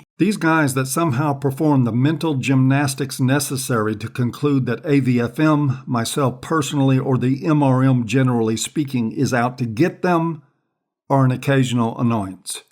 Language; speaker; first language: English; native; English